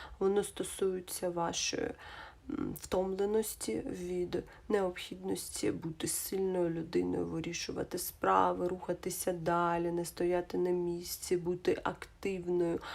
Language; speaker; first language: Ukrainian; non-native, local second language; Russian